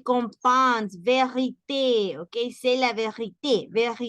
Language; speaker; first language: French; non-native, learner; Spanish